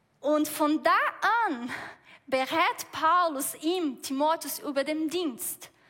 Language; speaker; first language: German; non-native, fluent; Portuguese